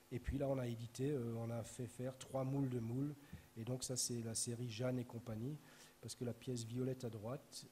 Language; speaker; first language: French; native; French